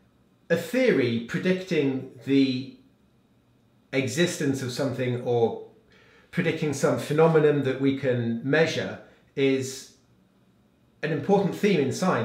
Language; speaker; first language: English; native; English